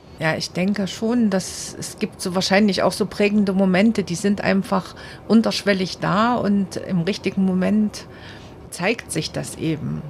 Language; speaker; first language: German; native; German